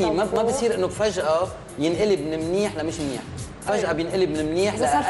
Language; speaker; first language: Arabic; native; Arabic